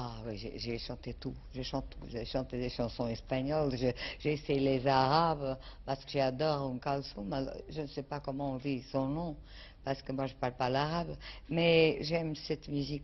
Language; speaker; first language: French; non-native, fluent; Portuguese